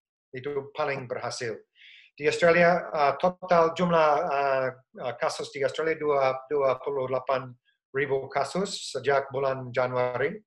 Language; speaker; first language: Indonesian; non-native, fluent; English